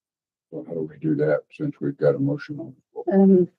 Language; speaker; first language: English; native; English